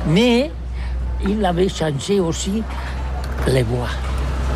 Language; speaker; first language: French; non-native, learner; Catalan